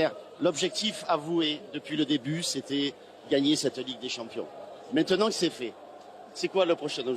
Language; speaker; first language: French; native; French